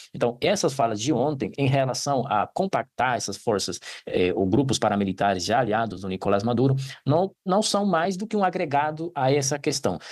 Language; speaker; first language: Portuguese; non-native, fluent; Spanish